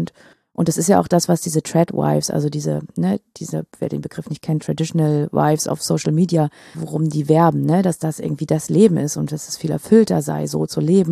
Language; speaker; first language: German; native; German